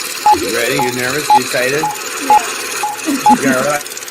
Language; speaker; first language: English; native; English